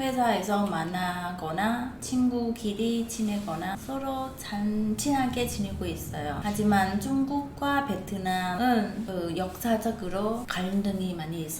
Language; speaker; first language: Korean; non-native, fluent; Vietnamese